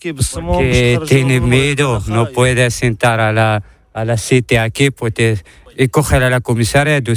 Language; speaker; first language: Spanish; non-native, learner; Arabic